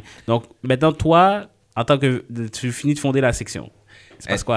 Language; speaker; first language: French; native; French